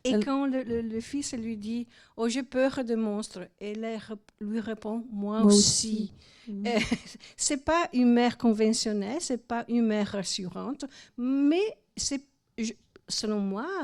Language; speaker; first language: French; non-native, fluent; Italian